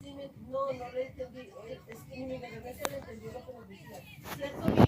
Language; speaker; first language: Spanish; native; Spanish